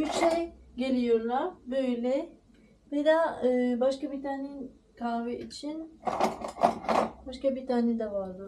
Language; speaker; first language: Turkish; non-native, learner; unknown